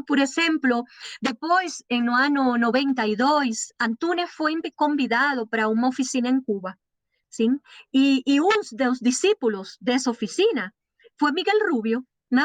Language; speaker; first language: Portuguese; non-native, learner; Spanish